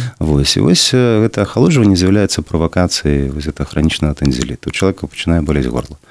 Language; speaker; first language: Belarusian; non-native, local second language; Russian